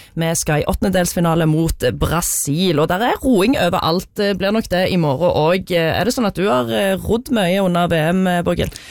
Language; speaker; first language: Norwegian; native; Norwegian